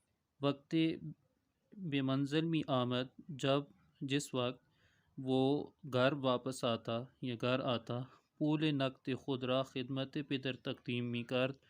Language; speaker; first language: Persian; non-native, fluent; Urdu